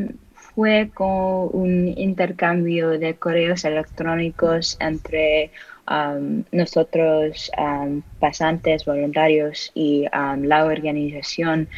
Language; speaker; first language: Spanish; non-native, learner; English